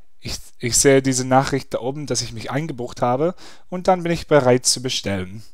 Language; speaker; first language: German; non-native, fluent; English